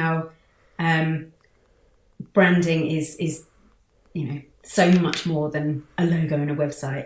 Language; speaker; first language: English; native; English